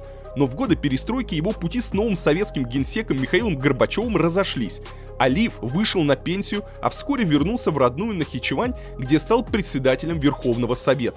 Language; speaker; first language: Russian; native; Russian